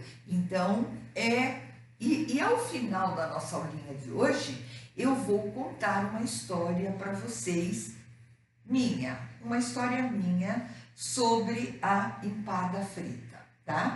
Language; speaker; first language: Portuguese; native; Portuguese